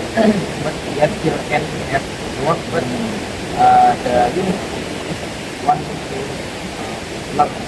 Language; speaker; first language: English; non-native, learner; Indonesian